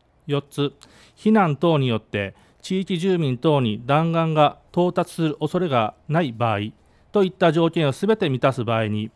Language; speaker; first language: Japanese; native; Japanese